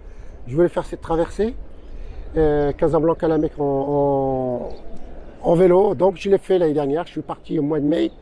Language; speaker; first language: French; non-native, local second language; Arabic